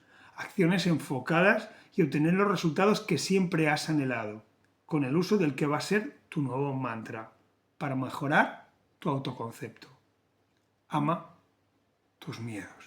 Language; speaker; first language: Spanish; native; Spanish